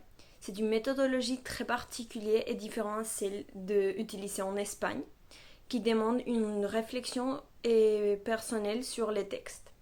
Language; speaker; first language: French; non-native, fluent; Spanish